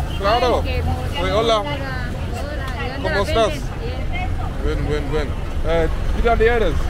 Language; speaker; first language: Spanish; non-native, learner; English